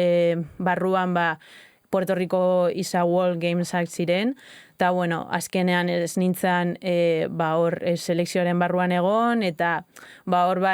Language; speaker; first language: Basque; native; Basque